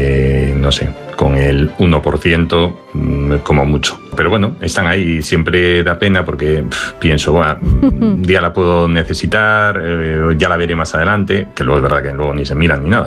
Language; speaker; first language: Spanish; native; Spanish